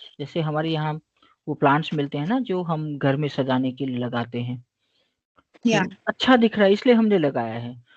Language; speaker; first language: Hindi; non-native, local second language; Gujarati